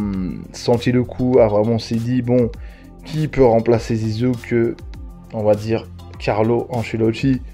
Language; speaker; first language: French; native; French